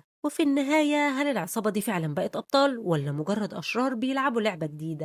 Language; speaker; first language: Arabic; native; Arabic